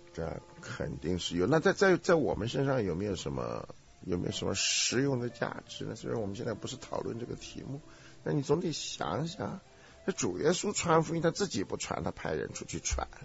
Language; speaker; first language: Chinese; native; Chinese